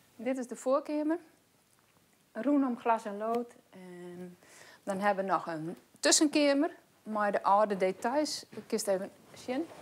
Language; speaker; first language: Dutch; non-native, local second language; Western Frisian